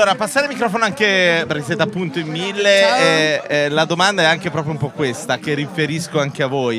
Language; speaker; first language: Italian; native; Italian